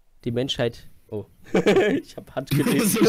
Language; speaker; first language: German; native; German